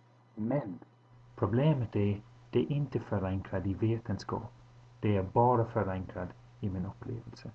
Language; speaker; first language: Swedish; non-native, fluent; English